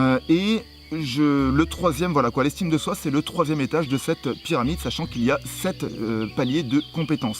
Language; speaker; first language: French; native; French